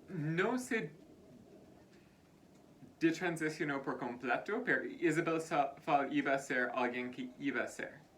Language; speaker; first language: Spanish; non-native, fluent; English